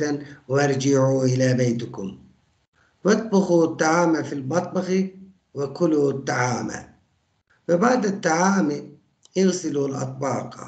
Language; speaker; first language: Arabic; non-native, fluent; Turkish